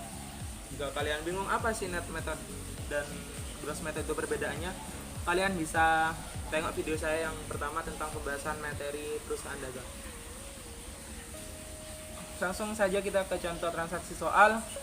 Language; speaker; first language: Indonesian; native; Indonesian